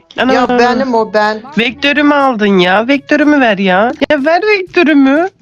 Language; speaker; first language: Turkish; native; Turkish